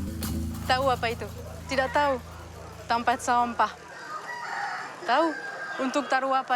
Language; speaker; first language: Indonesian; non-native, learner; French